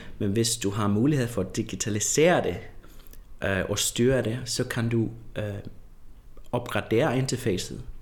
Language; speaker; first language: Danish; non-native, fluent; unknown